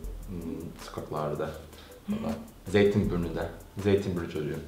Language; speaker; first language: Turkish; non-native, learner; Korean